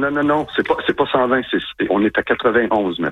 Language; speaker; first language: French; native; French